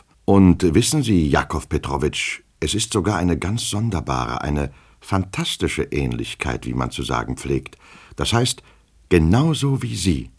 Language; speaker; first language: German; native; German